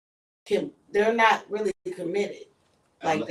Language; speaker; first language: English; native; English